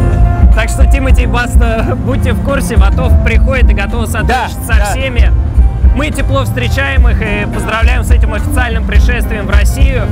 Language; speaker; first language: Russian; native; Russian